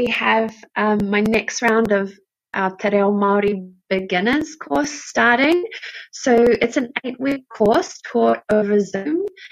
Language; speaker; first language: English; native; English